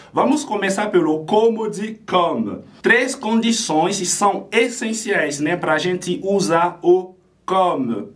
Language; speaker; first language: Portuguese; non-native, fluent; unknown